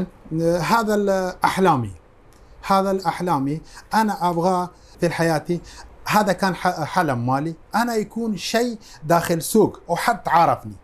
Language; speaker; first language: Arabic; non-native, fluent; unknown